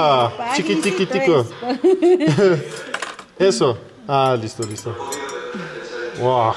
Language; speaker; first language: Spanish; non-native, learner; English